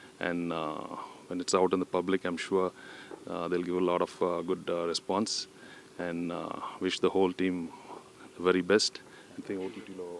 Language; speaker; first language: English; non-native, local second language; Telugu